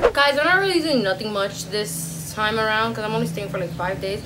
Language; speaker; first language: English; early bilingual, other home language; Spanish